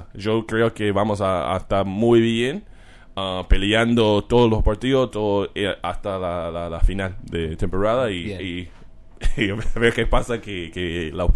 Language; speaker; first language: Spanish; non-native, learner; English